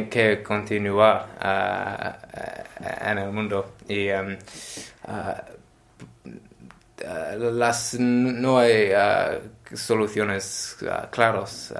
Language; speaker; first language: Spanish; non-native, learner; English